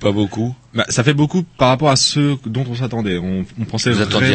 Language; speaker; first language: French; native; French